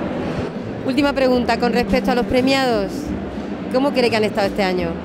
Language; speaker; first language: Spanish; native; Spanish